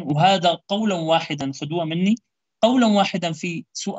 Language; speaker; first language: Arabic; native; Arabic